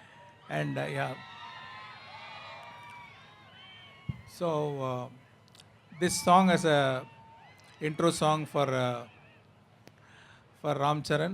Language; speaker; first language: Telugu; non-native, fluent; Tamil